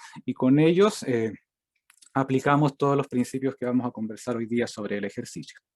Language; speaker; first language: Spanish; native; Spanish